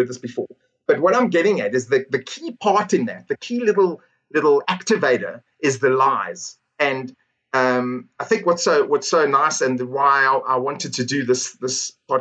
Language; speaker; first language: English; native; English